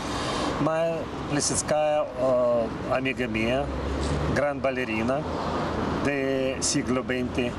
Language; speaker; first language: Spanish; non-native, learner; Russian